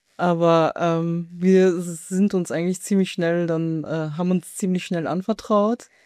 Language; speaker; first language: German; native; German